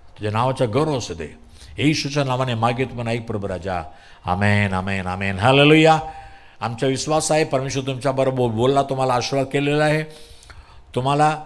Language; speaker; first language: Marathi; non-native, local second language; Tamil